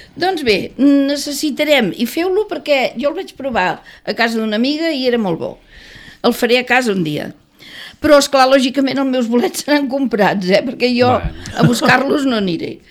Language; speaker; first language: Catalan; native; Catalan